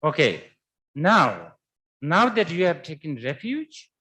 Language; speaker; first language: English; non-native, fluent; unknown